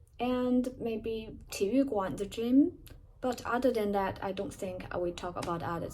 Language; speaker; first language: English; non-native, fluent; Chinese